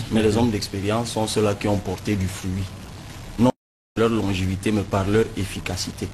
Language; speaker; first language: French; non-native, local second language; Basaa